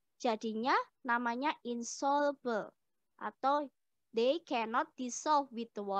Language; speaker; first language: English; non-native, learner; Indonesian